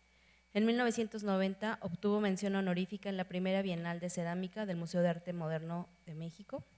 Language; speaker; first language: Spanish; native; Spanish